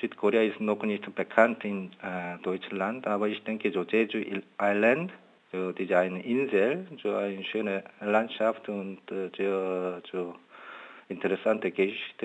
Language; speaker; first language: German; non-native, learner; Korean